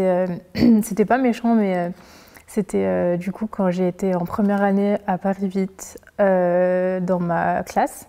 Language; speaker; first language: French; early bilingual, other home language; Arabic